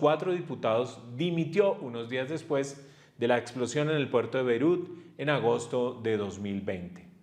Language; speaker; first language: Spanish; native; Spanish